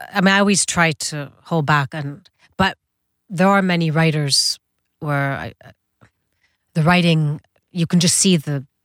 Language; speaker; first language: English; early bilingual, other home language; Dutch